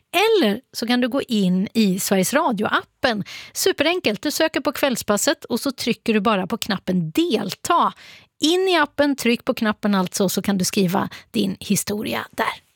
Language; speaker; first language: Swedish; native; Swedish